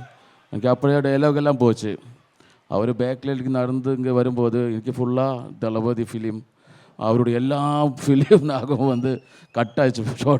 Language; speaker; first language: Tamil; non-native, learner; Malayalam